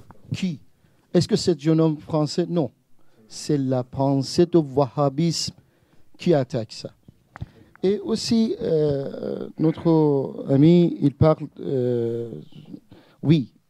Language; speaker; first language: French; non-native, learner; Persian